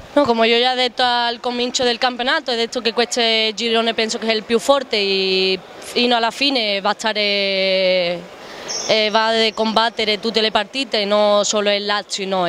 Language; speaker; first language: Italian; non-native, learner; Spanish